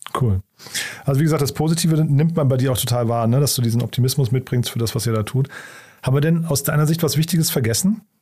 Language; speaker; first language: German; native; German